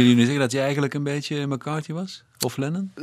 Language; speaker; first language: Dutch; native; Dutch